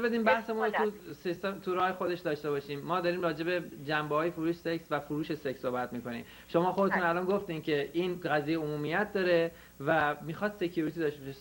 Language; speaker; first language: Persian; native; Persian